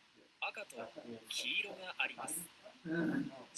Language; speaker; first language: Japanese; non-native, learner; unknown